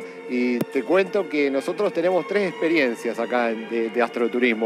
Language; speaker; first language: Spanish; native; Spanish